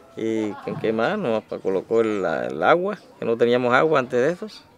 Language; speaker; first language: Spanish; native; Spanish